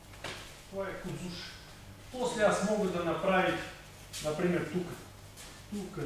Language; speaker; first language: Bulgarian; non-native, learner; Russian